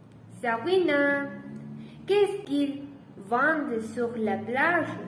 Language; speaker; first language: French; non-native, learner; Spanish